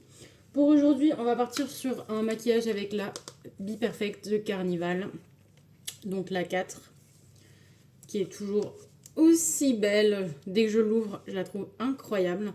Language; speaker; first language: French; native; French